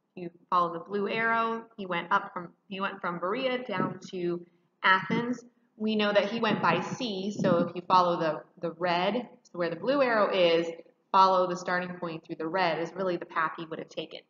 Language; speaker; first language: English; native; English